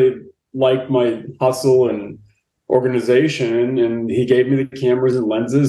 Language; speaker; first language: English; native; English